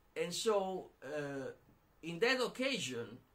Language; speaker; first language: English; non-native, fluent; Italian